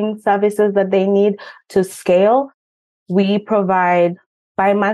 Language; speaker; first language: English; non-native, local second language; Ganda